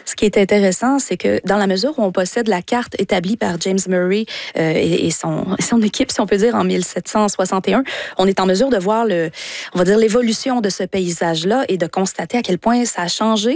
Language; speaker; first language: French; native; French